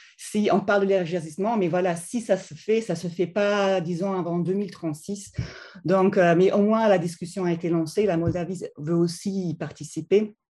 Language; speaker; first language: French; non-native, fluent; German